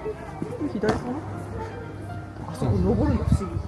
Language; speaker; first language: Japanese; native; Japanese